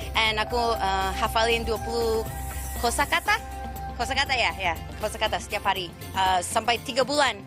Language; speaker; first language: Indonesian; non-native, fluent; English